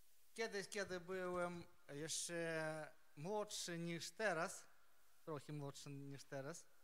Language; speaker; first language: Polish; non-native, learner; Ukrainian